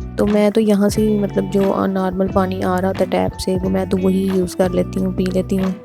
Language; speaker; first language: Urdu; native; Urdu